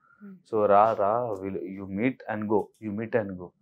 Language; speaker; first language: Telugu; non-native, learner; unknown